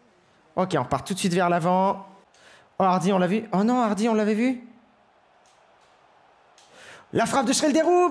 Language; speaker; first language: French; native; French